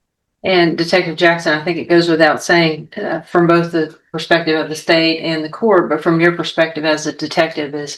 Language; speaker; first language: English; native; English